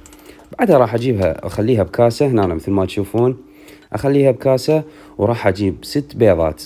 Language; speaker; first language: Arabic; native; Arabic